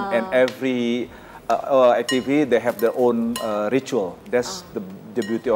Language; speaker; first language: English; non-native, fluent; Indonesian